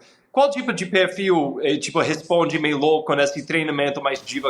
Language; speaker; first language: Portuguese; non-native, fluent; English